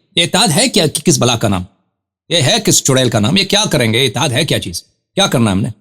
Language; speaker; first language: Urdu; non-native, fluent; Persian